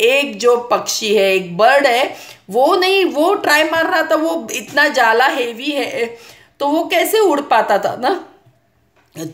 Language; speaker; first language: Hindi; non-native, local second language; Marathi